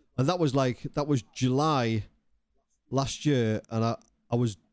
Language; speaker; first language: English; native; English